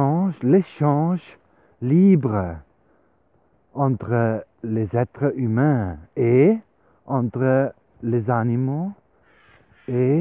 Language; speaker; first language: French; non-native, learner; Swiss German